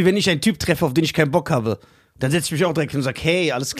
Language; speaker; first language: German; early bilingual, other home language; Persian